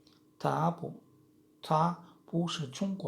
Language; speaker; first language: Chinese; non-native, learner; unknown